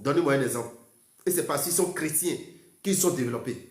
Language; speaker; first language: French; non-native, local second language; Fon